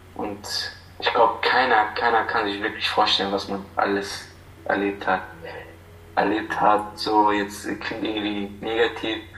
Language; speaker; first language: German; non-native, fluent; Arabic